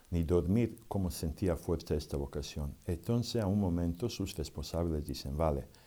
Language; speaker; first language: Spanish; non-native, fluent; Serbian